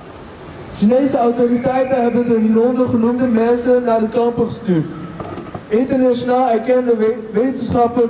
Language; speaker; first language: Dutch; non-native, fluent; Uyghur